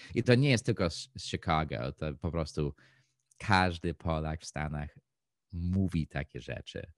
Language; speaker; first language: Polish; early bilingual, heritage; Polish